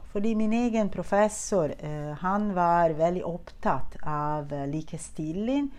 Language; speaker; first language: Norwegian; non-native, fluent; Italian